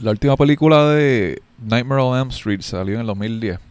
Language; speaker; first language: Spanish; early bilingual, heritage; Spanish